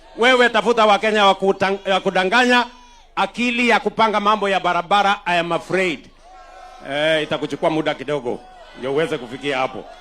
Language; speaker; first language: Swahili; non-native, local second language; Kalenjin